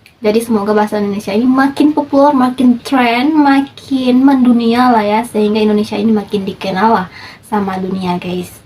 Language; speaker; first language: Indonesian; native; Indonesian